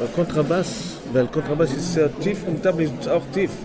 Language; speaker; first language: German; non-native, fluent; Arabic